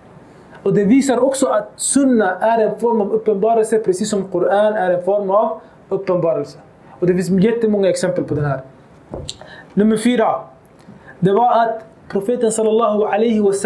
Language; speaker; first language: Swedish; early bilingual, other home language; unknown